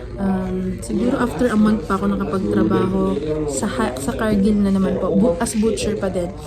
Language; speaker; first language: Filipino; native; Filipino